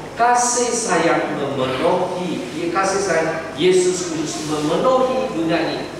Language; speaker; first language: Malay; non-native, local second language; Chinese